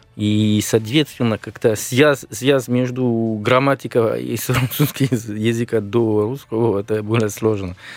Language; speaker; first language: Russian; non-native, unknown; French